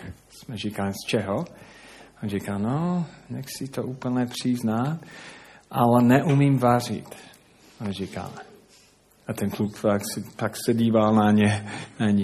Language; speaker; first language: Czech; non-native, fluent; English